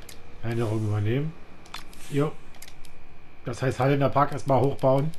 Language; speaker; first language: German; native; German